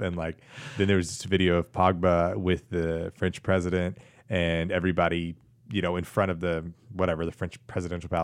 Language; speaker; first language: English; native; English